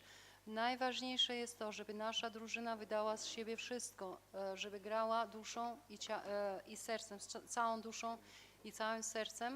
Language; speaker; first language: Polish; non-native, fluent; Albanian